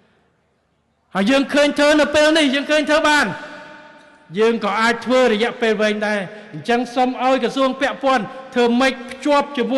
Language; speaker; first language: Khmer; native; Khmer